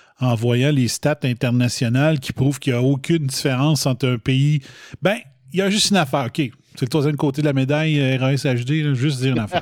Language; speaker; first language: French; native; French